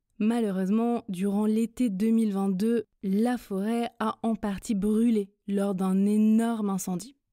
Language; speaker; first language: French; native; French